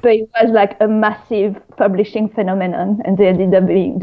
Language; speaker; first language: English; non-native, fluent; French